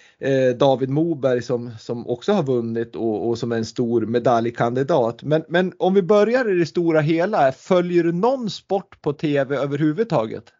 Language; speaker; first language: Swedish; native; Swedish